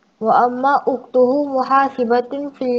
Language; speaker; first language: Arabic; non-native, learner; Malay